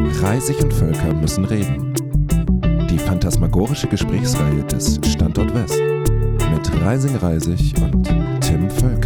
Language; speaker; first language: German; native; German